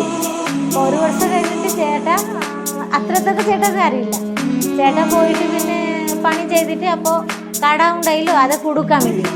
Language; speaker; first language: Malayalam; non-native, local second language; Bangla